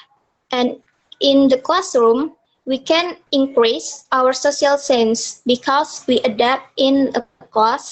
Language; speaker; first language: English; non-native, learner; Indonesian